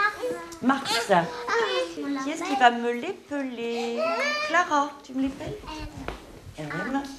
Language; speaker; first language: French; native; French